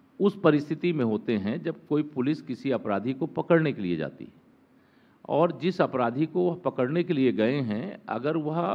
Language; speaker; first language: Hindi; native; Hindi